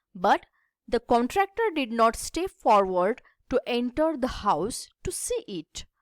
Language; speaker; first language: English; non-native, local second language; Marathi